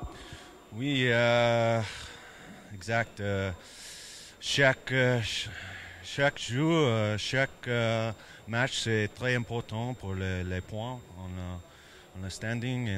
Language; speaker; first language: French; non-native, learner; English